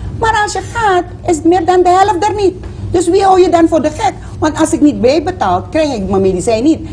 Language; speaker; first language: Dutch; native; Dutch